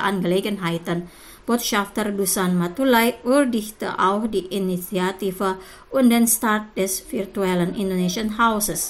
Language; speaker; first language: German; non-native, fluent; Indonesian